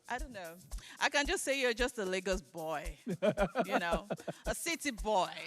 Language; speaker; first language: English; non-native, local second language; Igbo